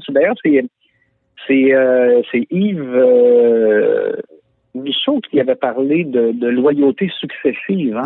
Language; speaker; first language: French; native; French